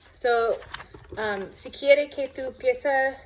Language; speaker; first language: Spanish; non-native, learner; English